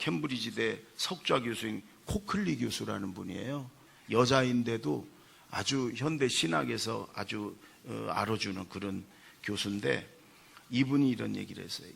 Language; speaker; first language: Korean; native; Korean